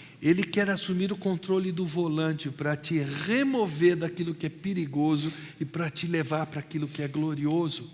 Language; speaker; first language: Portuguese; native; Portuguese